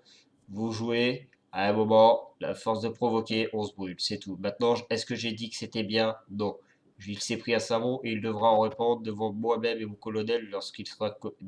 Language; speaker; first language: French; native; French